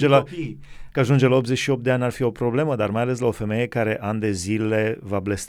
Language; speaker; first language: Romanian; native; Romanian